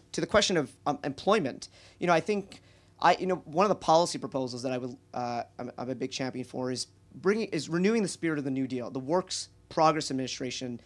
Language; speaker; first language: English; native; English